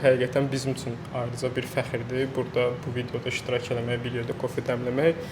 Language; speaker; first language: Azerbaijani; native; Azerbaijani